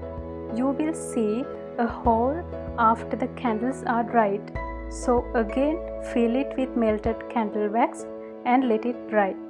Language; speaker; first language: English; non-native, fluent; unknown